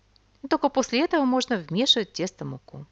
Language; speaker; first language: Russian; native; Russian